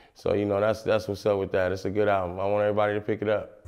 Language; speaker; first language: English; native; English